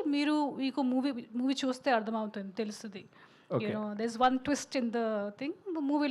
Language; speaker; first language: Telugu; non-native, fluent; Hindi